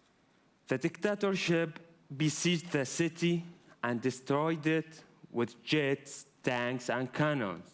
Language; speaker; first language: English; non-native, fluent; Arabic